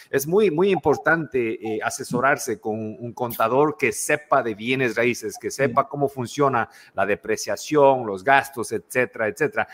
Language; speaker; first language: Spanish; native; Spanish